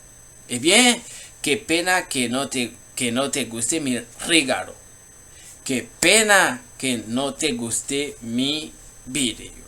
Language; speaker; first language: Spanish; non-native, learner; Haitian Creole